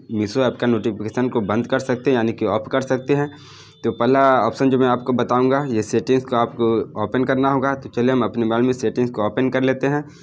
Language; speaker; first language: Hindi; native; Hindi